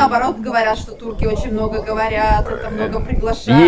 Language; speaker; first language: Russian; native; Russian